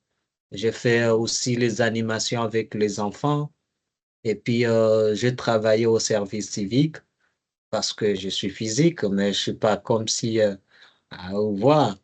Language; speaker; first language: French; non-native, learner; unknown